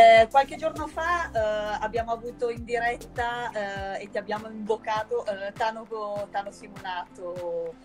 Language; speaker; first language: Italian; native; Italian